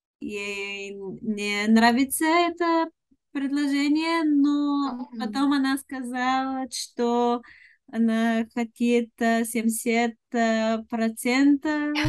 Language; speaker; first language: Russian; non-native, learner; Bulgarian